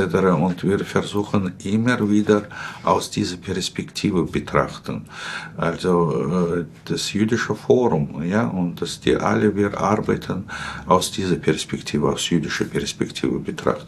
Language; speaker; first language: German; non-native, fluent; Russian